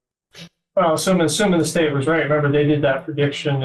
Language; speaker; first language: English; native; English